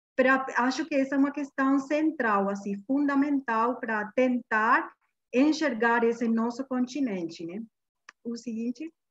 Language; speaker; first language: Portuguese; non-native, fluent; Guarani